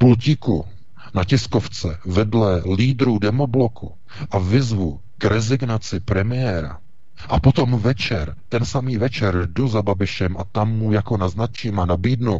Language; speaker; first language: Czech; native; Czech